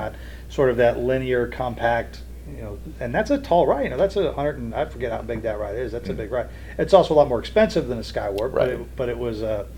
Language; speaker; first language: English; native; English